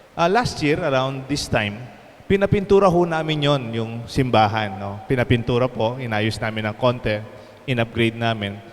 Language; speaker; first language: Filipino; non-native, local second language; Pampanga